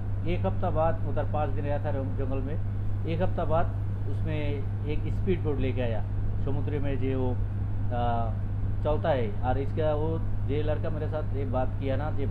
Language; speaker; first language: Hindi; non-native, learner; Bangla